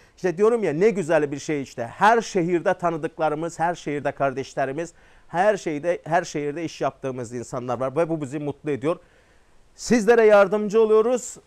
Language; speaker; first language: Turkish; native; Turkish